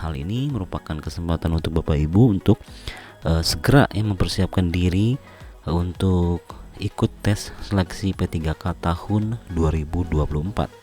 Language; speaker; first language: Indonesian; native; Indonesian